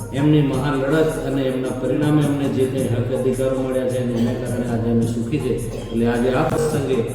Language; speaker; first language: Gujarati; non-native, local second language; Rathawi